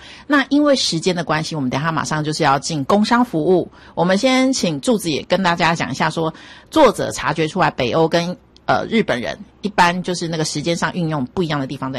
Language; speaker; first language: Chinese; native; Chinese